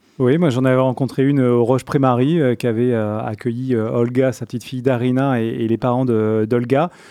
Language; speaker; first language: French; native; French